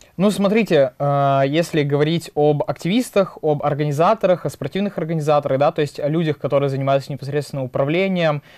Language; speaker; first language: Russian; native; Russian